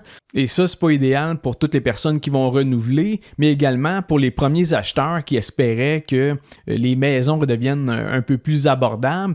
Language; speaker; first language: French; native; French